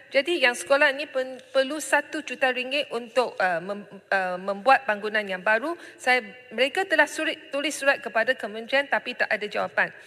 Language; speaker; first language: Malay; non-native, local second language; Chinese